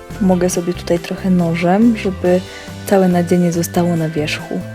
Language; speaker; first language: Polish; native; Polish